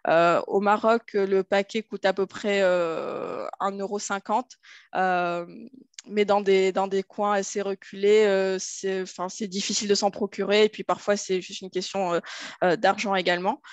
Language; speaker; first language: French; native; French